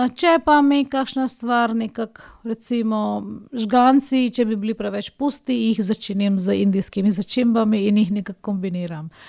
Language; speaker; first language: Slovenian; non-native, fluent; Hindi